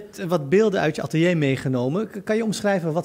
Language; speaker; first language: Dutch; native; Dutch